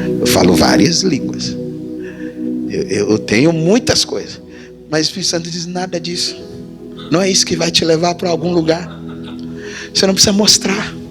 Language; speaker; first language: Portuguese; non-native, fluent; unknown